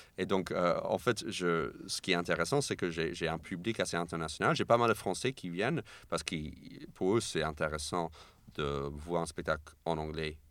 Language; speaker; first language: French; non-native, fluent; English